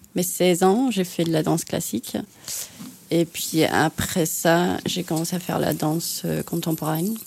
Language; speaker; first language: French; non-native, fluent; Finnish